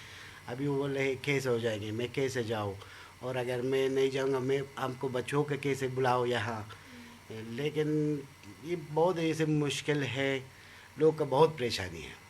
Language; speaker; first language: Hindi; non-native, learner; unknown